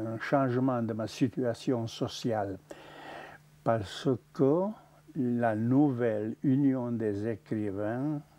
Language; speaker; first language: French; non-native, fluent; Czech